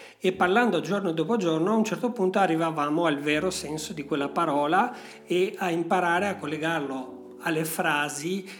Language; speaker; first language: Italian; non-native, fluent; Albanian